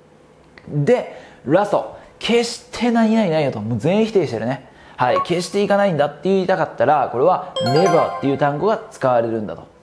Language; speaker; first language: Japanese; native; Japanese